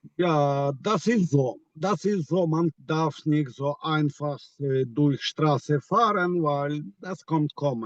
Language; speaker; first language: German; non-native, fluent; Ukrainian